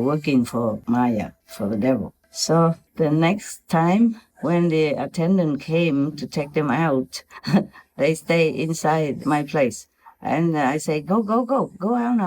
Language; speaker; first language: English; non-native, fluent; Vietnamese